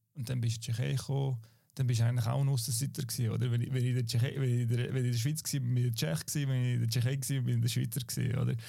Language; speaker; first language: German; native; German